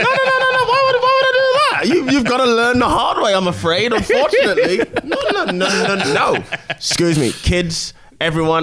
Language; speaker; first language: English; native; English